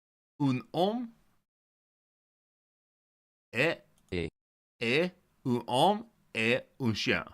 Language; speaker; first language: French; non-native, learner; English